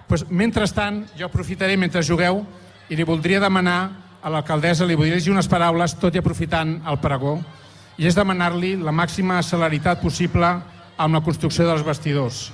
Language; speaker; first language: Catalan; native; Catalan